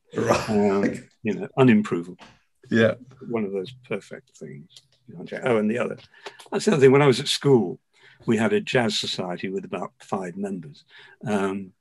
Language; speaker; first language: English; native; English